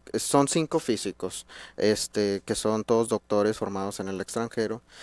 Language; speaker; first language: Spanish; native; Spanish